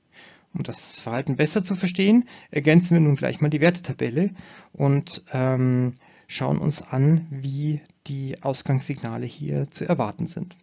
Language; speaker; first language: German; native; German